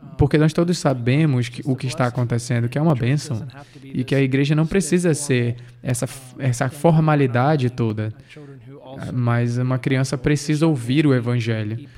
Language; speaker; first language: Portuguese; non-native, fluent; English